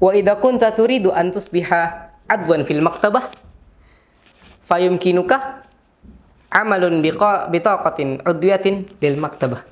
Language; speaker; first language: Arabic; non-native, learner; Indonesian